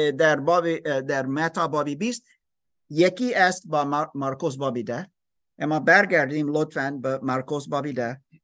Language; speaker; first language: Persian; non-native, learner; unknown